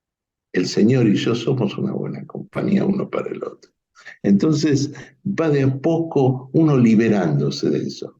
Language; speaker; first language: Spanish; native; Spanish